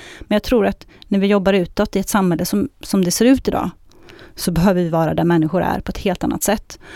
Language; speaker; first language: Swedish; early bilingual, other home language; Arabic